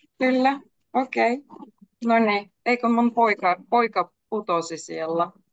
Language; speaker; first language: Finnish; native; Finnish